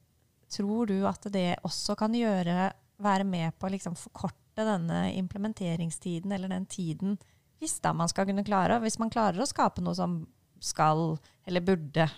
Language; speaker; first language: Norwegian; native; Norwegian